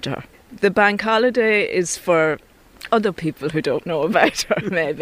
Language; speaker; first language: English; native; English